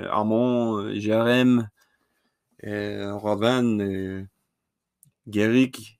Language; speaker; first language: French; non-native, learner; English